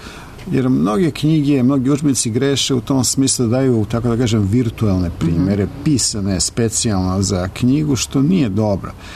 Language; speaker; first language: Serbian; native; Serbian